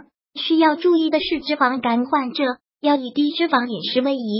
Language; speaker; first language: Chinese; native; Chinese